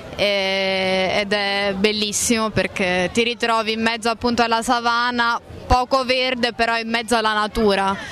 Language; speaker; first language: Italian; native; Italian